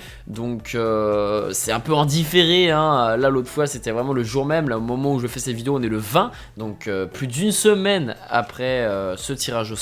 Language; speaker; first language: French; native; French